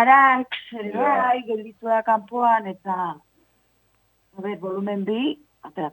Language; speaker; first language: Basque; non-native, local second language; Spanish